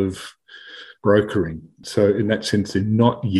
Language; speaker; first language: English; native; English